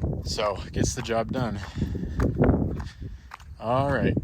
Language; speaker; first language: English; native; English